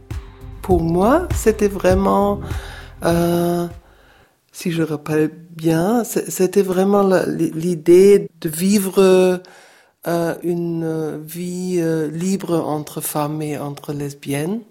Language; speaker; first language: French; non-native, fluent; German